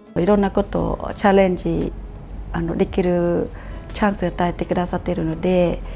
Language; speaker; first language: Japanese; non-native, fluent; Khmer